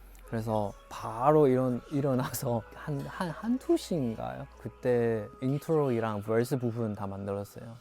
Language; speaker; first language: Korean; non-native, fluent; Chinese